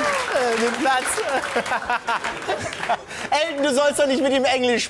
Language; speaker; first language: German; native; German